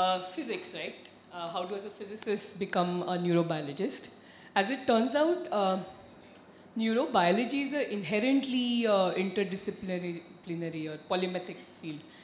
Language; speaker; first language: English; non-native, local second language; Marathi